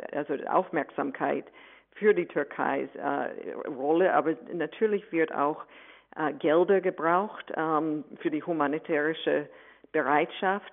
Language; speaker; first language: German; non-native, fluent; English